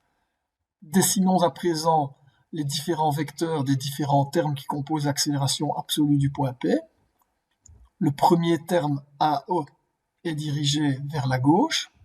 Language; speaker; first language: French; native; French